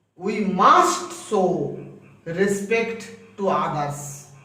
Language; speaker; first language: English; non-native, local second language; Bangla